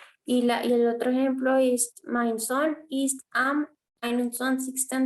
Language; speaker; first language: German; non-native, fluent; Spanish